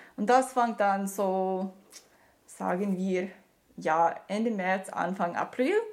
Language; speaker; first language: German; non-native, fluent; English